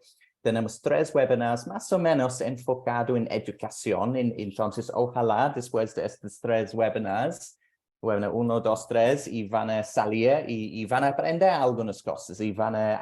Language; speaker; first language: Spanish; non-native, fluent; English